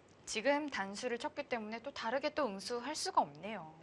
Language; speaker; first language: Korean; native; Korean